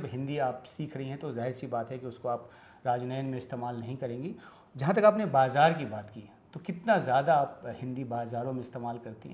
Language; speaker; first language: Hindi; native; Hindi